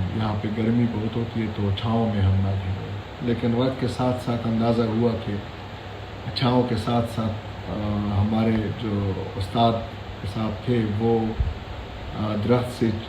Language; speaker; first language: Hindi; non-native, local second language; Pashto